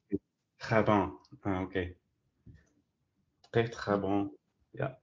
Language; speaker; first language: French; non-native, learner; English